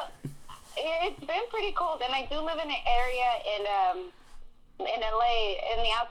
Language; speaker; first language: English; early bilingual, other home language; Spanish